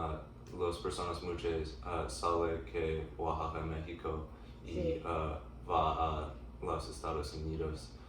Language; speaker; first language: Spanish; non-native, learner; English